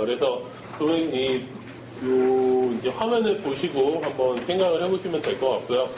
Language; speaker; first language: Korean; native; Korean